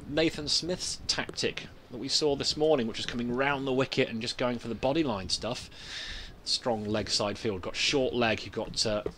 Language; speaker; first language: English; native; English